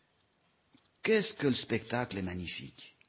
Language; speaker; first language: French; native; French